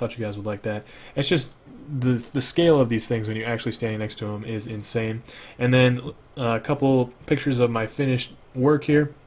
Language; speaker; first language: English; native; English